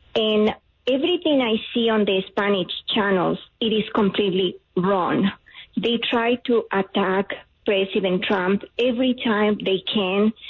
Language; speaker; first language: English; non-native, fluent; Spanish